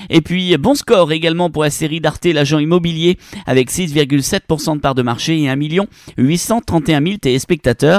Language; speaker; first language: French; native; French